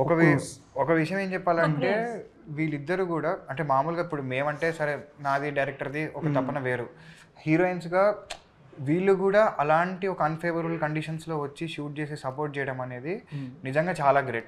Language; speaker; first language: Telugu; native; Telugu